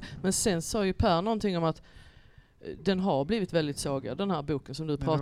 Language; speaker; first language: Swedish; native; Swedish